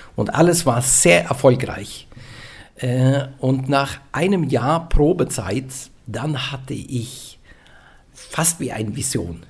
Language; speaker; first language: German; non-native, fluent; Norwegian